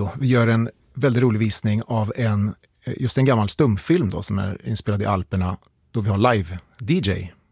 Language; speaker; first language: Swedish; native; Swedish